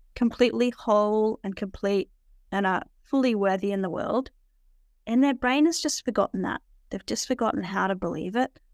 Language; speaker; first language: English; native; English